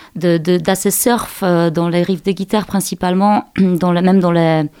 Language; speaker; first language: French; non-native, fluent; Polish